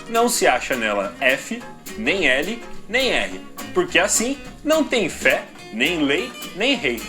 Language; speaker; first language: Portuguese; native; Portuguese